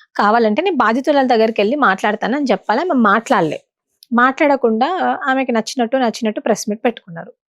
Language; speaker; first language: Telugu; non-native, local second language; Lambadi